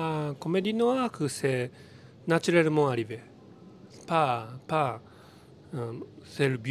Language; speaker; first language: French; non-native, learner; Japanese